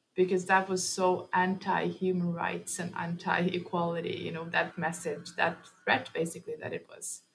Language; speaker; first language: English; early bilingual, heritage; Norwegian